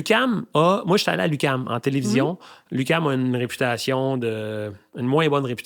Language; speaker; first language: French; native; French